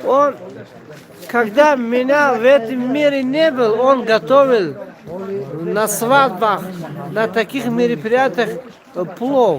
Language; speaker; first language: Russian; non-native, local second language; Tajik